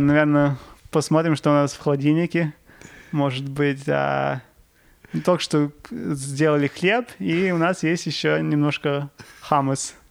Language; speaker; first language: Russian; early bilingual, heritage; Russian